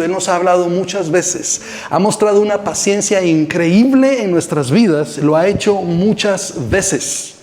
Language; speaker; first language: Spanish; native; Spanish